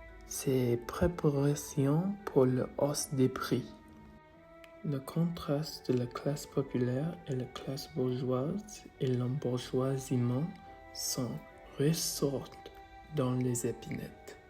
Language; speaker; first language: French; non-native, learner; English